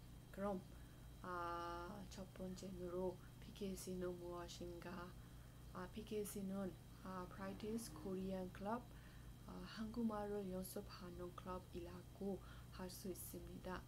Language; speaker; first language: Korean; non-native, fluent; Burmese